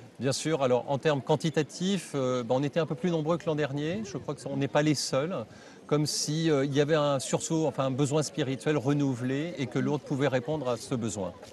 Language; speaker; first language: French; native; French